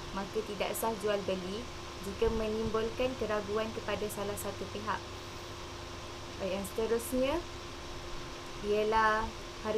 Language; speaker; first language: Malay; native; Malay